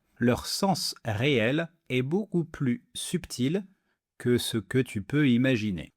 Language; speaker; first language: French; native; French